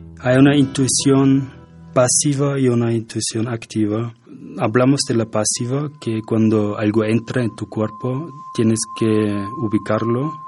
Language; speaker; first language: Spanish; non-native, fluent; German